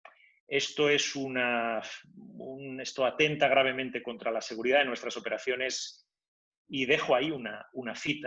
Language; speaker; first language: Spanish; native; Spanish